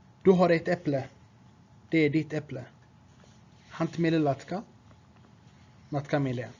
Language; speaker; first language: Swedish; non-native, fluent; Tigrinya